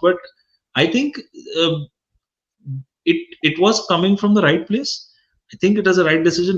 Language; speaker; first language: English; non-native, local second language; Hindi